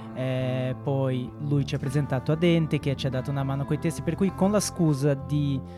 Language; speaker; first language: Italian; non-native, fluent; Portuguese